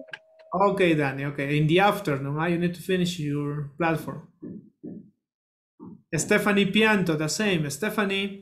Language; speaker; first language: English; non-native, learner; Spanish